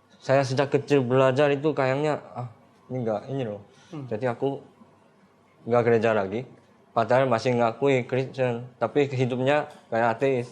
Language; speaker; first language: Indonesian; non-native, fluent; Korean